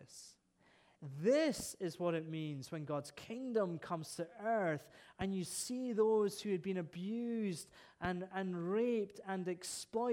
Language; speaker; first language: English; native; English